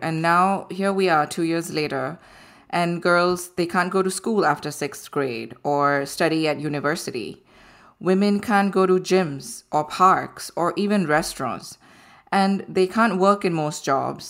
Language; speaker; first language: English; non-native, local second language; Gujarati